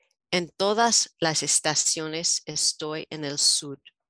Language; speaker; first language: Spanish; non-native, fluent; English